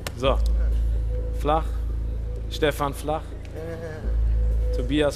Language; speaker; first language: German; native; German